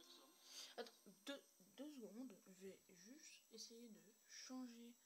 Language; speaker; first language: French; native; French